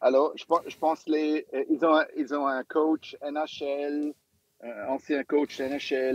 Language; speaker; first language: French; non-native, local second language; German